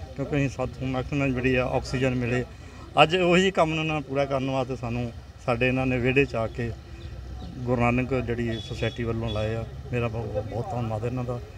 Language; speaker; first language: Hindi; non-native, local second language; Punjabi